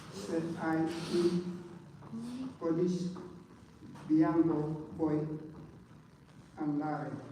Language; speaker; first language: Italian; non-native, learner; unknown